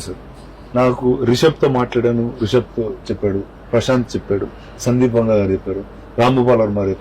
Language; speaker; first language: Telugu; native; Telugu